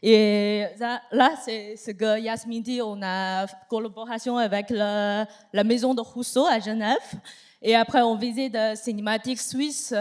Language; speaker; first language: French; non-native, learner; Chinese